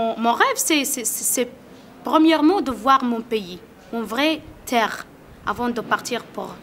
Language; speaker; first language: French; non-native, learner; Arabic